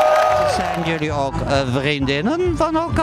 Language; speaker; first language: Dutch; native; Dutch